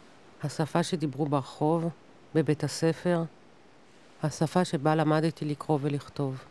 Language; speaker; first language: Hebrew; non-native, local second language; German